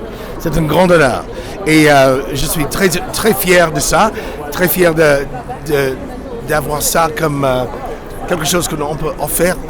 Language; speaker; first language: French; non-native, fluent; English